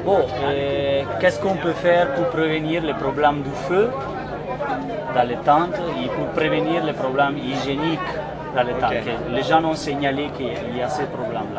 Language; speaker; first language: French; non-native, learner; Italian